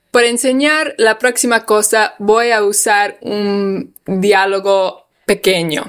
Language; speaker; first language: Spanish; non-native, fluent; English